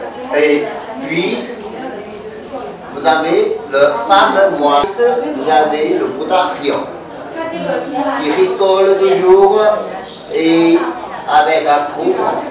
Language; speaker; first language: French; non-native, fluent; Chinese